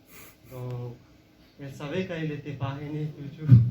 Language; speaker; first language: French; non-native, learner; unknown